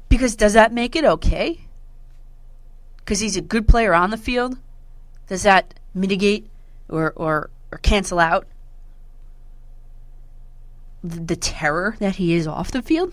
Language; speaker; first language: English; native; English